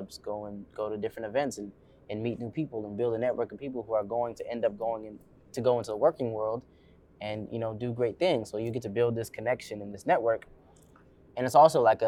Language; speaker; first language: English; native; English